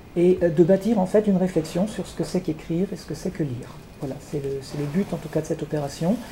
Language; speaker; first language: French; native; French